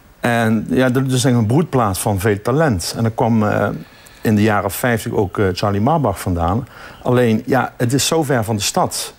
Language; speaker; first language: Dutch; native; Dutch